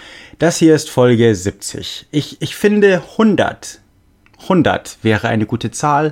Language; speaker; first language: German; non-native, fluent; English